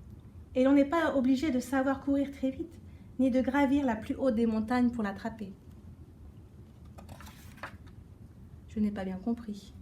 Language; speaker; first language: French; native; French